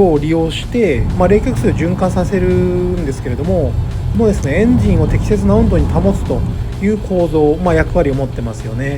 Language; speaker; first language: Japanese; native; Japanese